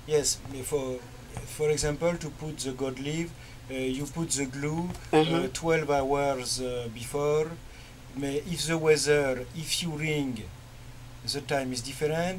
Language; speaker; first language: English; non-native, learner; French